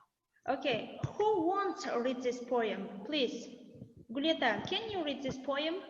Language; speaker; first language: English; non-native, fluent; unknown